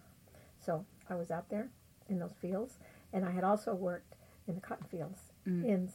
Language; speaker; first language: English; native; English